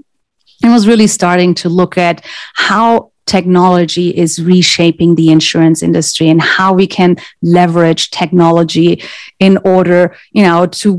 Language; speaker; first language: English; non-native, fluent; German